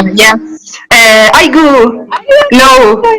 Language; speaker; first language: English; non-native, learner; Arabic